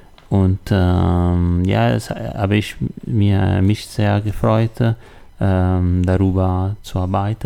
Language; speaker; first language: German; non-native, learner; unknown